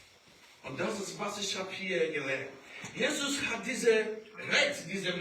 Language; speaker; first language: German; non-native, learner; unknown